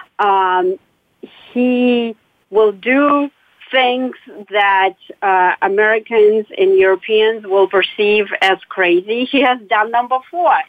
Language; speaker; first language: English; non-native, fluent; Russian